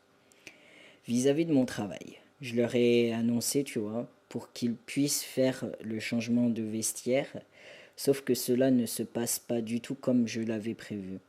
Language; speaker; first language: French; native; French